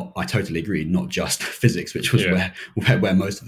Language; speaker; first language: English; native; English